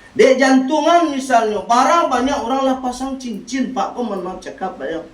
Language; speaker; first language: Malay; non-native, local second language; Minangkabau